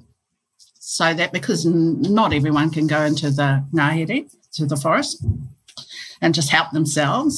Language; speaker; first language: English; native; English